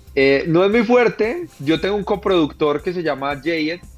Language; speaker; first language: Spanish; native; Spanish